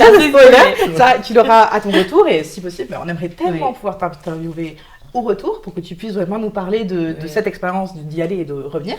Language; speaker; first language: French; native; French